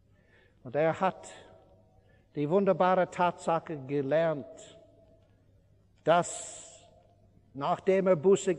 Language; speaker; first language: German; non-native, fluent; English